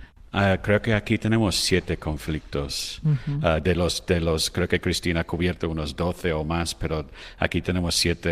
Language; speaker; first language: Spanish; non-native, fluent; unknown